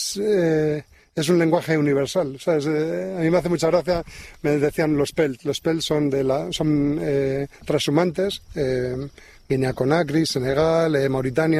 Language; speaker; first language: Spanish; native; Spanish